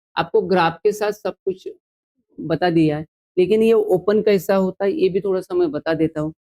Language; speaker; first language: Hindi; non-native, local second language; Marathi